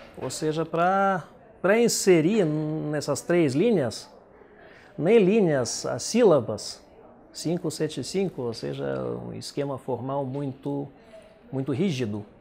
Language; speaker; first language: Portuguese; non-native, fluent; Russian